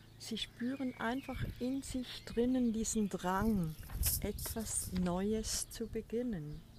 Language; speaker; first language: German; native; German